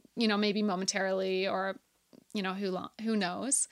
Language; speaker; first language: English; native; English